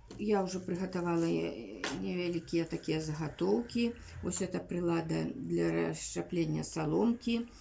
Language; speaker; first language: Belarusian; native; Belarusian